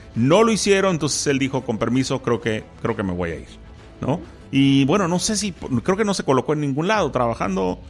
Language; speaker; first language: Spanish; native; Spanish